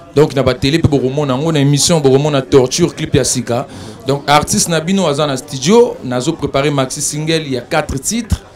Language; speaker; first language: Lingala; native; Lingala